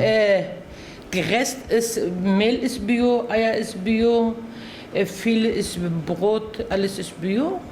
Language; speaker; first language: German; non-native, learner; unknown